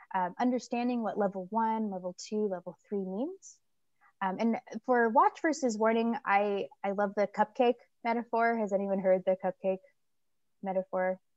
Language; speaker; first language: English; native; English